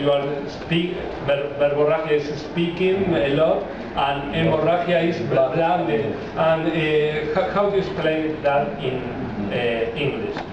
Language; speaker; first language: English; non-native, learner; Spanish